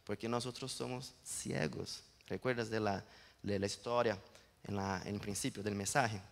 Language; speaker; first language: Spanish; non-native, learner; Portuguese